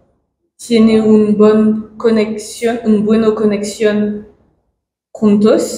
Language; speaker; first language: Spanish; non-native, learner; French